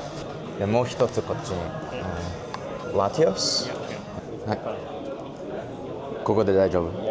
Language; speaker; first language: Japanese; non-native, learner; English